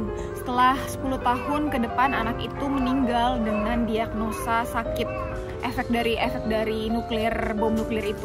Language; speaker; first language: Indonesian; native; Indonesian